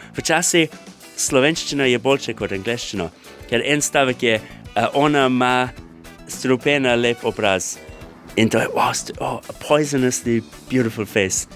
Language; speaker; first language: Slovenian; non-native, fluent; English